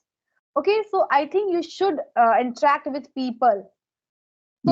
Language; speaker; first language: English; non-native, local second language; Hindi